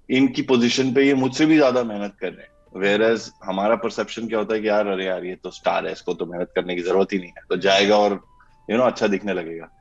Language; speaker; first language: Hindi; native; Hindi